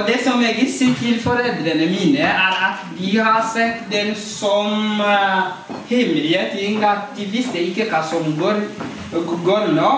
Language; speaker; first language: Norwegian; non-native, fluent; Kinyarwanda